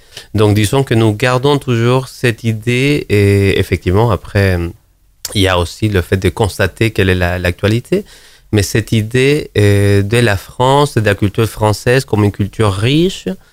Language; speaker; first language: French; non-native, fluent; Spanish